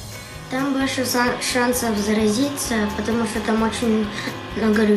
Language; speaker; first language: Russian; early bilingual, other home language; Kyrgyz